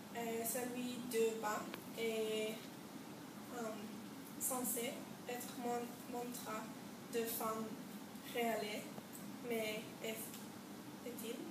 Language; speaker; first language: French; non-native, learner; English